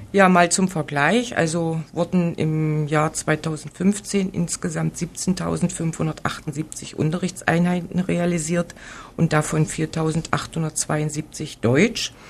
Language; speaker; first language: German; native; German